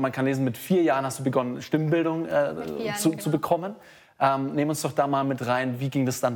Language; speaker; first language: German; native; German